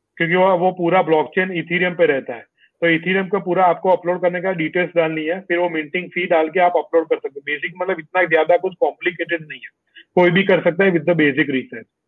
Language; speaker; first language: Hindi; non-native, local second language; Gujarati